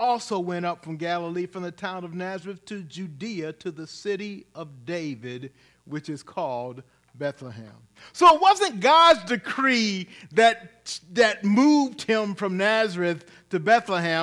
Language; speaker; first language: English; native; English